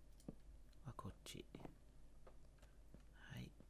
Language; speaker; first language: Japanese; non-native, learner; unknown